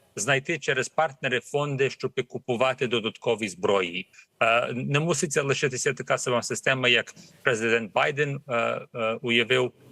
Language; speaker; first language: Ukrainian; early bilingual, heritage; Ukrainian